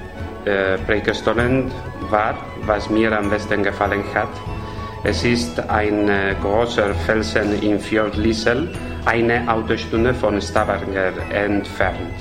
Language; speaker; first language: German; non-native, fluent; Spanish